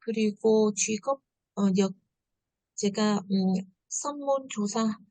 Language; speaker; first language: Korean; non-native, fluent; Vietnamese